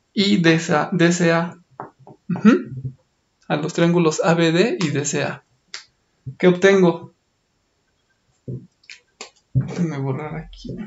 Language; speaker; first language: Spanish; native; Spanish